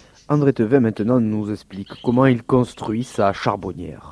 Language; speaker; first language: French; native; French